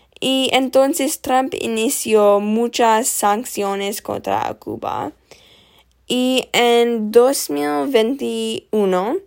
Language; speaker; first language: Spanish; non-native, learner; English